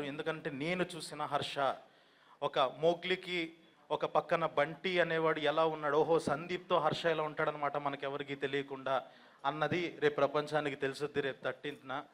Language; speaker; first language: Telugu; native; Telugu